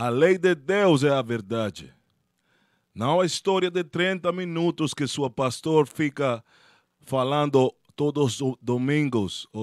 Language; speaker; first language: Portuguese; non-native, fluent; Spanish